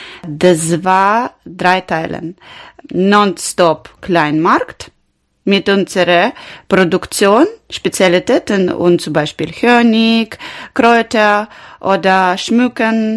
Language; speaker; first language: German; non-native, learner; Ukrainian